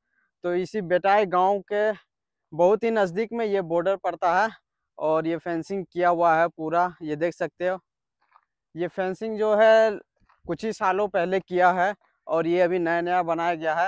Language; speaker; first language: Hindi; native; Hindi